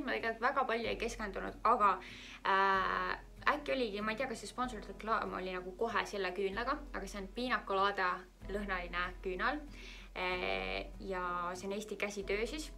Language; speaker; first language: Estonian; native; Estonian